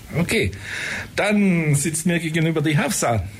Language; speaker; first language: German; native; German